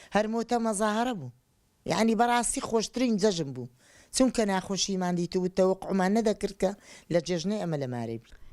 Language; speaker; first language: Central Kurdish; non-native, local second language; Assyrian Neo-Aramaic